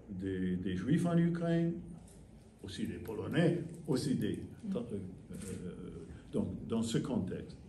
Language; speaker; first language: French; non-native, fluent; English